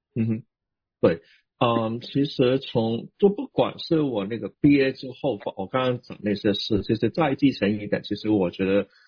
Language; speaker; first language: Chinese; non-native, local second language; Cantonese